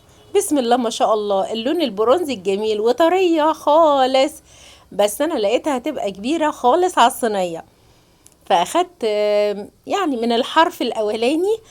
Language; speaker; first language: Arabic; native; Arabic